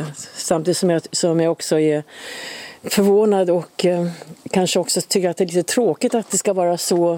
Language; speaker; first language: Swedish; native; Swedish